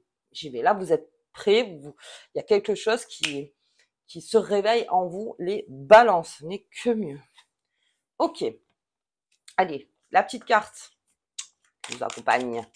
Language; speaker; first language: French; native; French